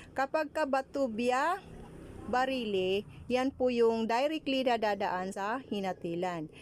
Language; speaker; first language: Filipino; non-native, local second language; Cebuano